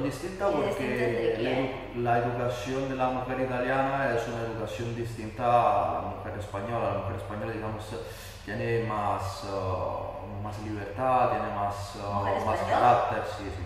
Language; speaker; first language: Spanish; non-native, fluent; Italian